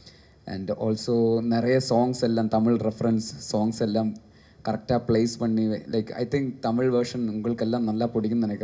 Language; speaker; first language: Tamil; non-native, learner; Malayalam